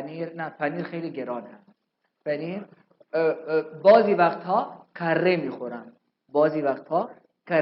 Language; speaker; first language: Persian; non-native, fluent; Urdu